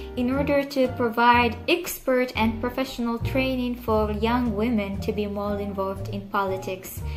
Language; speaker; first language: English; non-native, fluent; Arabic